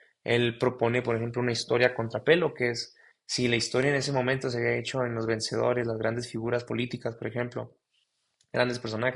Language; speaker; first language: Spanish; native; Spanish